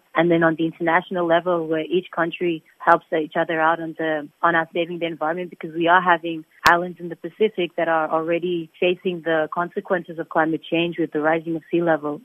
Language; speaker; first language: English; non-native, fluent; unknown